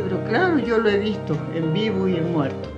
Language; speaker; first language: Spanish; native; Spanish